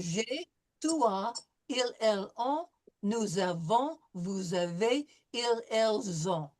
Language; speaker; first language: French; non-native, fluent; English